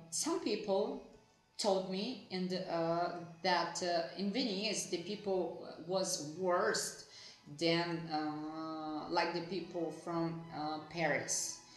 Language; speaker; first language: English; non-native, fluent; Portuguese